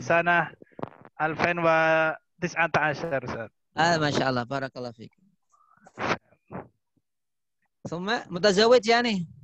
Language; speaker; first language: Arabic; non-native, learner; Indonesian